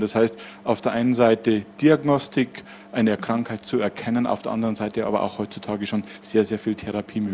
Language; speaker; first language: German; native; German